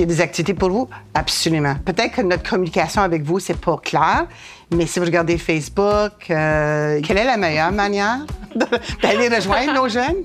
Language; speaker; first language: French; native; French